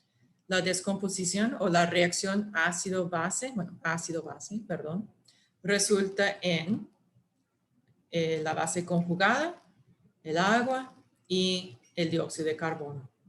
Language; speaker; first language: Spanish; non-native, fluent; English